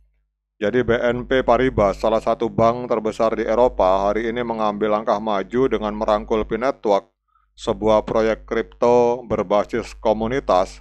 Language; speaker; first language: Indonesian; native; Indonesian